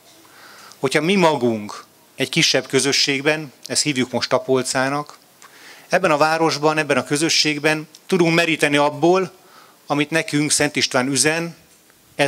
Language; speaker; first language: Hungarian; native; Hungarian